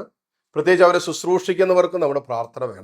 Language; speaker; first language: Malayalam; native; Malayalam